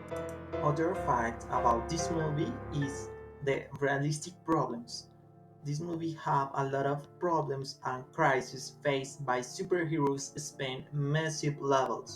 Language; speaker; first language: English; non-native, learner; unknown